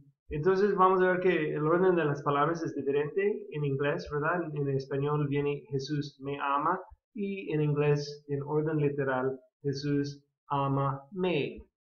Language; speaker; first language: Spanish; non-native, fluent; English